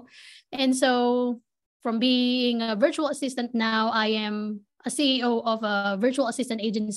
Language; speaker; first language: English; non-native, local second language; Filipino